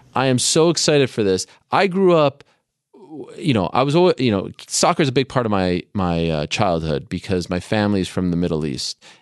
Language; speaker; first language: English; native; English